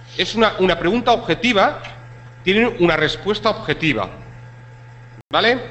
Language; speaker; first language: Spanish; native; Spanish